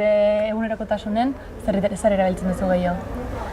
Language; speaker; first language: Basque; native; Basque